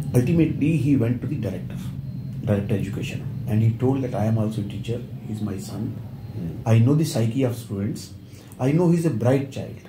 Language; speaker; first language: English; non-native, local second language; Punjabi